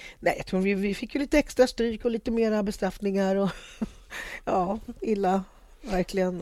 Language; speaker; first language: Swedish; early bilingual, other home language; Spanish